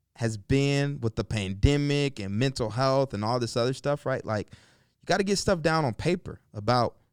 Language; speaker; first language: English; native; English